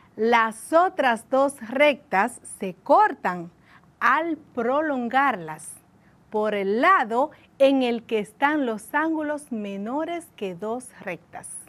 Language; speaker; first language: Spanish; native; Spanish